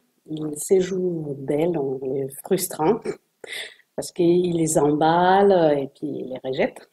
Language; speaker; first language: French; non-native, fluent; Spanish